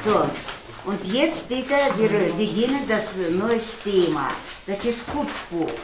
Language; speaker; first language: German; non-native, fluent; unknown